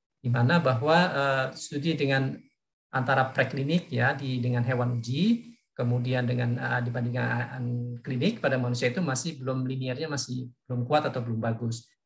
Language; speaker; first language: Indonesian; native; Indonesian